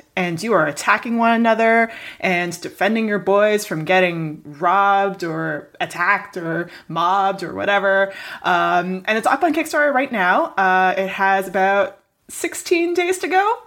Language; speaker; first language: English; non-native, local second language; Cantonese